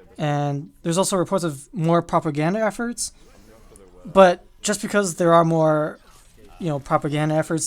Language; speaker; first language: English; native; English